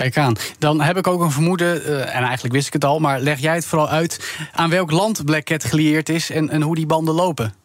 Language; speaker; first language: Dutch; native; Dutch